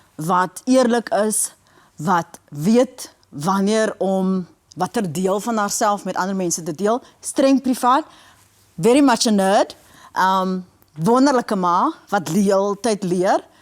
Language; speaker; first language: Afrikaans; native; Afrikaans